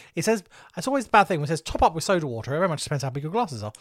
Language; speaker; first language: English; native; English